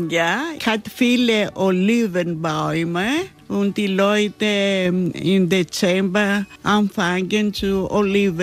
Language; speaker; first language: German; non-native, learner; Greek